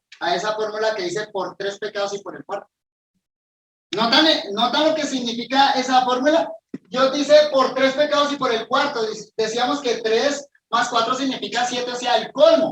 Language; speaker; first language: Spanish; native; Spanish